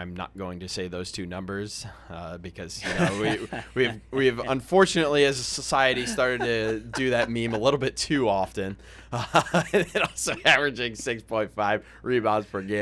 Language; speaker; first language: English; native; English